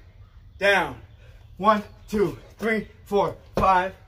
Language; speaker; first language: English; native; English